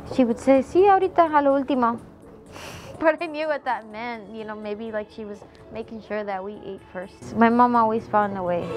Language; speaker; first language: English; early bilingual, other home language; Spanish